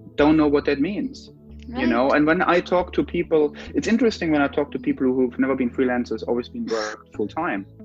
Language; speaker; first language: English; non-native, fluent; German